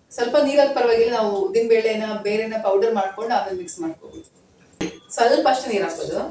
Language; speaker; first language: Kannada; native; Kannada